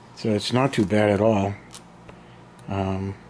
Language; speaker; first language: English; native; English